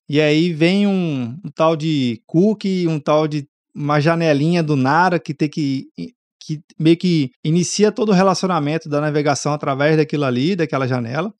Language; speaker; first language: Portuguese; native; Portuguese